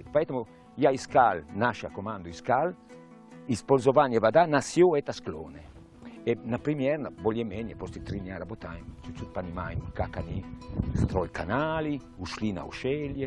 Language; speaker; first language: Russian; non-native, learner; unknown